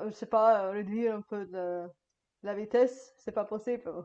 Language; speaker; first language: French; non-native, fluent; Bulgarian